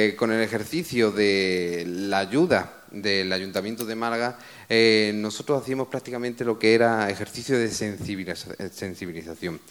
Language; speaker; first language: Spanish; native; Spanish